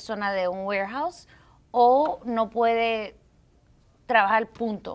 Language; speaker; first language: Spanish; early bilingual, heritage; Spanish